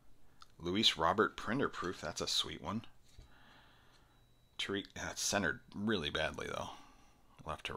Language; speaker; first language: English; native; English